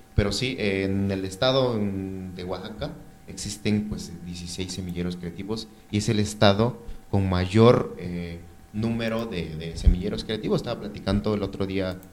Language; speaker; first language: Spanish; non-native, local second language; Mixtepec Mixtec